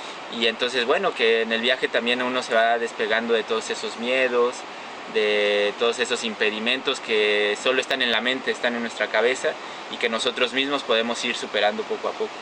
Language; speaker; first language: Spanish; native; Spanish